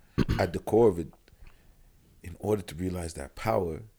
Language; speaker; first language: English; non-native, local second language; French